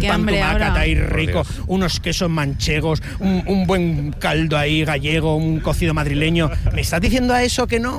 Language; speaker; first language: Spanish; native; Spanish